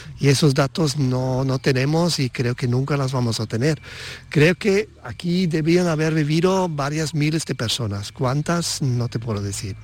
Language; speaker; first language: Spanish; non-native, fluent; German